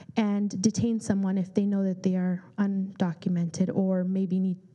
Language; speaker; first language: English; early bilingual, other home language; Spanish